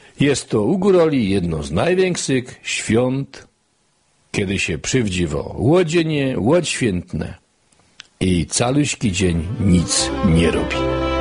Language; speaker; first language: Polish; native; Polish